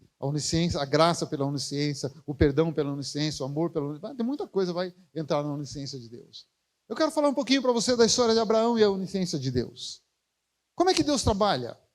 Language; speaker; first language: Portuguese; native; Portuguese